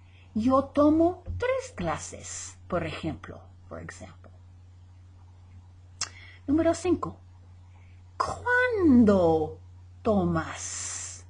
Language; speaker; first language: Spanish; non-native, fluent; English